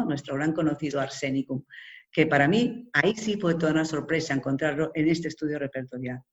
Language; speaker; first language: Spanish; native; Spanish